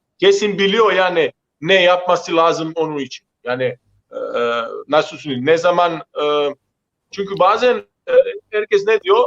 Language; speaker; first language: Turkish; non-native, learner; Croatian